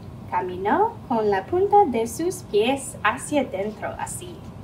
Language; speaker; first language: Spanish; non-native, fluent; English